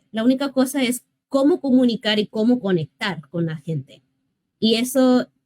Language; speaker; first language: Spanish; early bilingual, heritage; English